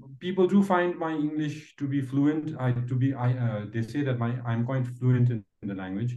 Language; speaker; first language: English; non-native, fluent; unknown